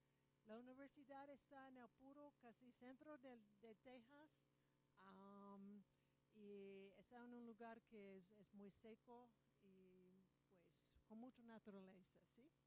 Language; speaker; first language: Spanish; non-native, learner; English